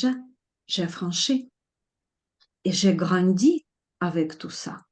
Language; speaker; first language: French; non-native, fluent; Russian